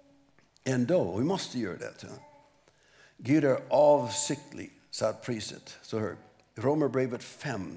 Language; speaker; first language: Swedish; non-native, fluent; English